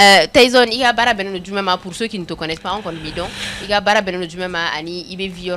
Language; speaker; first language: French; non-native, local second language; Bambara